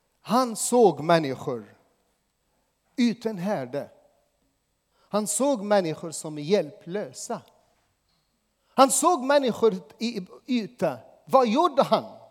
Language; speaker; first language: Swedish; non-native, fluent; Arabic